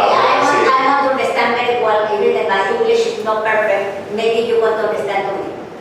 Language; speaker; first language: English; non-native, learner; Spanish